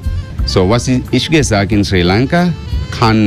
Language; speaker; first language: German; non-native, learner; Sinhala